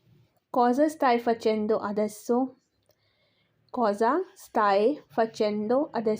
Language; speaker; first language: Italian; non-native, learner; Urdu